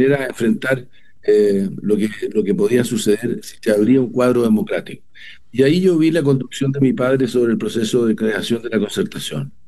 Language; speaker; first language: Spanish; native; Spanish